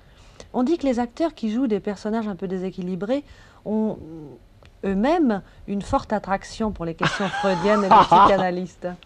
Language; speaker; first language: French; native; French